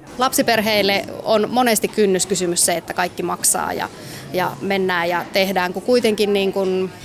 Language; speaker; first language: Finnish; native; Finnish